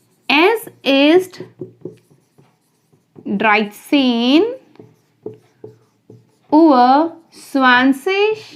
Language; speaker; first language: German; non-native, fluent; Hindi